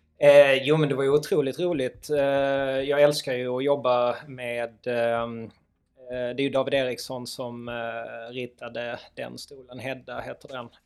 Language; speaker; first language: Swedish; native; Swedish